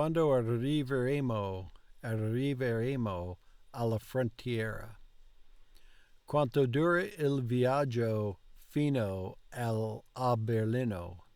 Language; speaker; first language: Italian; non-native, learner; English